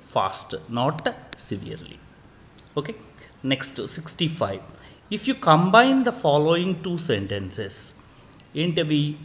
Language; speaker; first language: English; non-native, local second language; Telugu